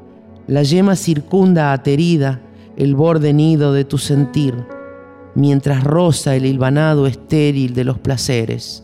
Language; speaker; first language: Spanish; native; Spanish